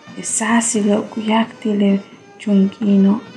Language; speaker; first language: Spanish; native; Spanish